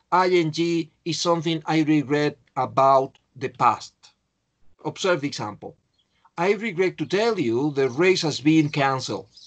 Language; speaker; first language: English; non-native, fluent; Spanish